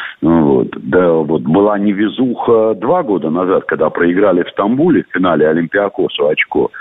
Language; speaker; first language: Russian; native; Russian